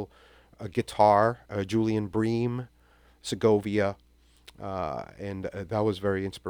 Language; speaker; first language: English; native; English